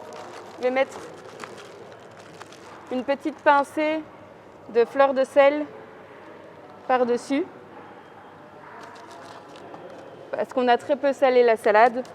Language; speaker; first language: French; native; French